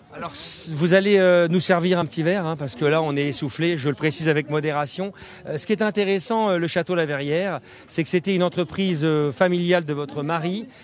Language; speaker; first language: French; native; French